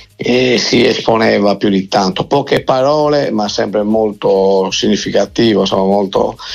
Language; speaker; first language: Italian; native; Italian